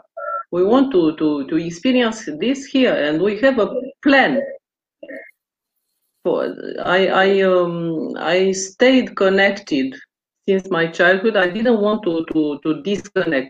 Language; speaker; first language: English; non-native, fluent; Romanian